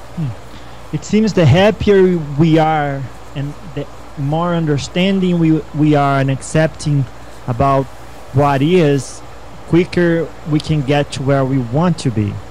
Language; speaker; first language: English; non-native, fluent; Portuguese